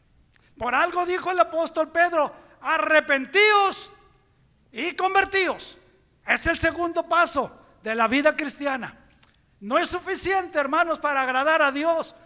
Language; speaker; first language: Spanish; native; Spanish